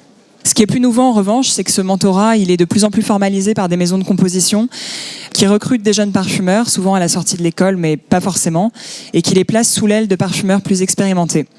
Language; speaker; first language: French; native; French